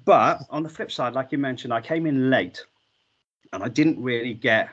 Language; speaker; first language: English; native; English